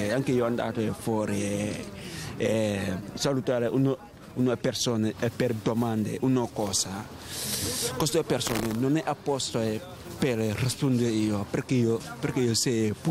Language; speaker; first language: Italian; early bilingual, other home language; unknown